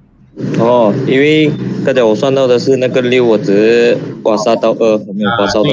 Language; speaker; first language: Chinese; native; Chinese